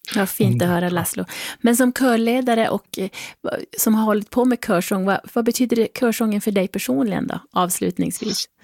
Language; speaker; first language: Swedish; native; Swedish